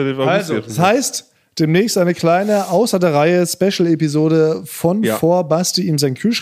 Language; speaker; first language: German; native; German